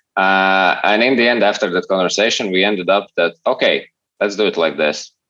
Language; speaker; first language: English; non-native, fluent; Latvian